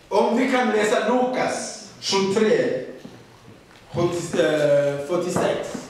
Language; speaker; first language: Swedish; non-native, fluent; Rundi